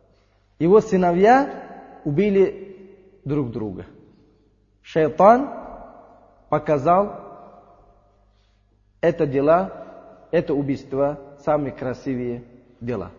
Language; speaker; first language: Russian; non-native, learner; Uzbek